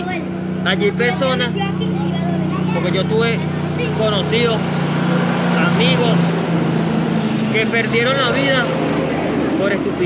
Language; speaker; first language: Spanish; native; Spanish